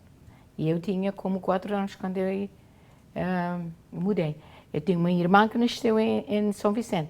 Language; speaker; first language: Portuguese; non-native, local second language; Kabuverdianu